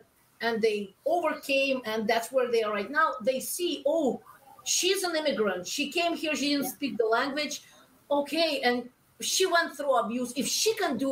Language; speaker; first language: English; non-native, fluent; Russian